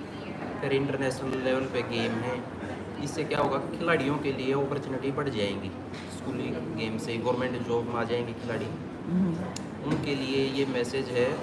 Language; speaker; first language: Hindi; native; Hindi